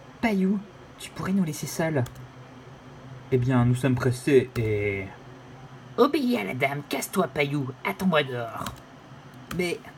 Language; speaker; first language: French; native; French